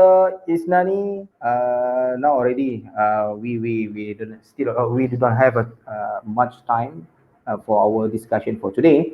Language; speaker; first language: English; non-native, local second language; Malay